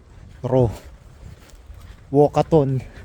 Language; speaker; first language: English; non-native, learner; Filipino